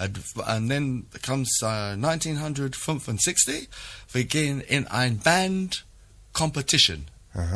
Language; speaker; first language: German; non-native, learner; English